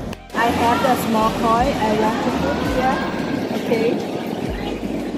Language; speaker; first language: English; non-native, learner; Thai